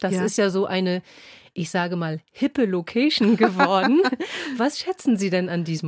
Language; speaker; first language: German; native; German